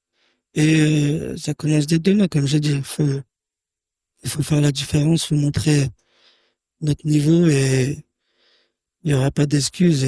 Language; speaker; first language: French; native; French